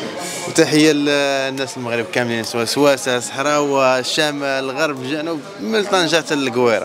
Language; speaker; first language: Arabic; native; Arabic